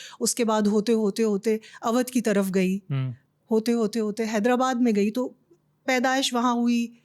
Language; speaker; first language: Urdu; native; Urdu